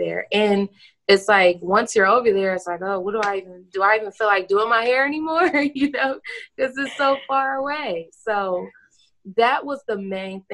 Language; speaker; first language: English; native; English